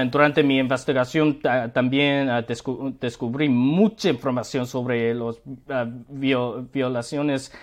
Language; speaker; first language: Spanish; non-native, learner; Korean